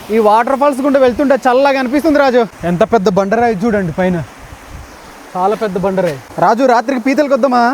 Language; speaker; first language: Telugu; native; Telugu